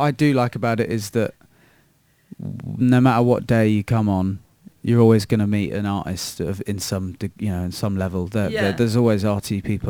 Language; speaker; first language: English; native; English